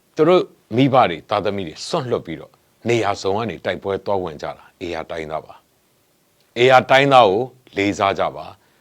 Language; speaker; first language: Burmese; native; Burmese